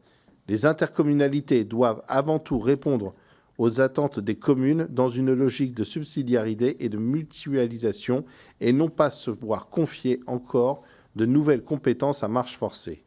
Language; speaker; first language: French; native; French